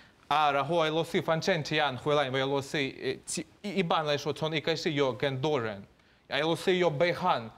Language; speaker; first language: Chinese; non-native, fluent; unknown